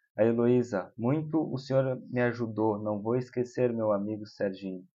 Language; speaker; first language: Portuguese; native; Portuguese